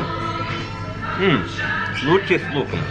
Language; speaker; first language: Russian; non-native, learner; English